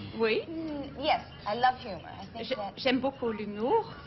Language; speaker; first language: French; non-native, learner; English